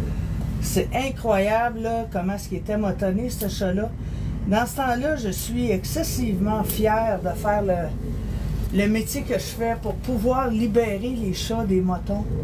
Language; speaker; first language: French; native; French